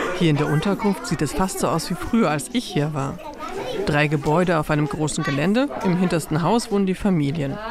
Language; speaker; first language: German; early bilingual, other home language; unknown